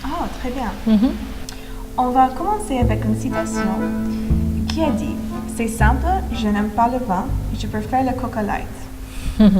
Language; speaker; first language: French; non-native, fluent; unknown